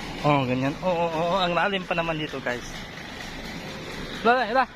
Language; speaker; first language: Filipino; native; Filipino